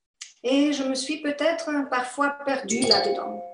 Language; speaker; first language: French; non-native, fluent; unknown